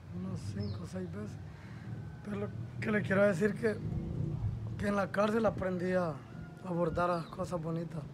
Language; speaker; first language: Spanish; native; Spanish